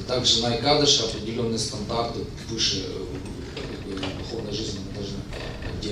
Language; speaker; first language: Russian; native; Russian